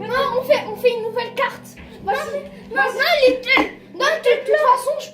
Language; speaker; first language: French; native; French